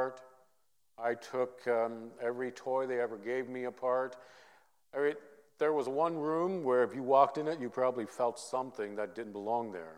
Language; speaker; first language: English; early bilingual, other home language; Vietnamese